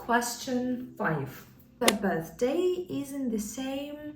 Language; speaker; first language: English; non-native, fluent; Ukrainian